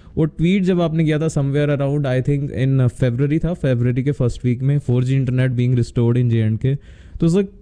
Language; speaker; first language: Hindi; native; Hindi